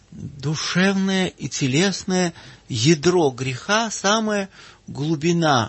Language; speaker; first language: Russian; native; Russian